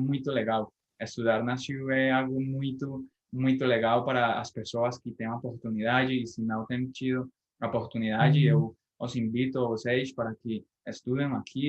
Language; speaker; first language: Portuguese; non-native, fluent; Spanish